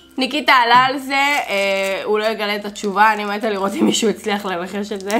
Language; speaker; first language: Hebrew; native; Hebrew